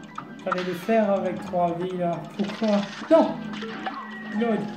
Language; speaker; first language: French; non-native, local second language; Morisyen